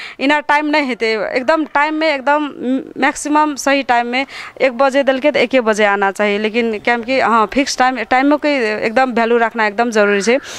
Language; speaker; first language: Maithili; non-native, local second language; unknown